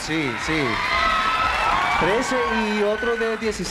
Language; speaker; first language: Portuguese; non-native, learner; Spanish